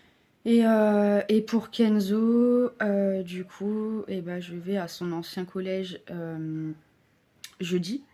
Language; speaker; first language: French; native; French